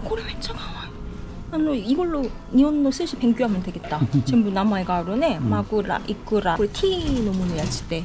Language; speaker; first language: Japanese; non-native, learner; Korean